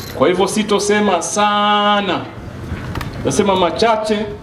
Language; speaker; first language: Swahili; native; Swahili